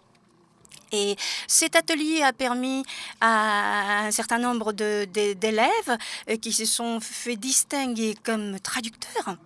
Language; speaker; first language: French; non-native, fluent; Japanese